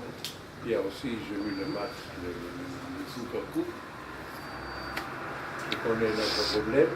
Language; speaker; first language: French; non-native, fluent; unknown